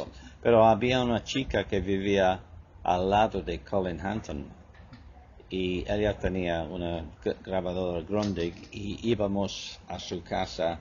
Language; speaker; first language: Spanish; non-native, fluent; English